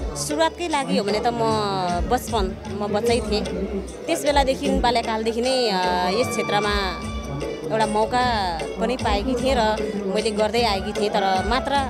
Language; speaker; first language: Nepali; non-native, local second language; Limbu